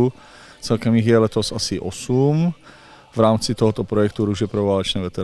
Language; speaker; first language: Czech; native; Czech